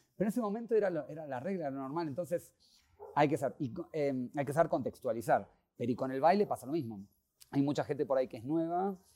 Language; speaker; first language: Spanish; native; Spanish